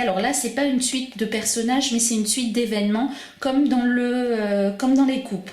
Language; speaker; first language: French; native; French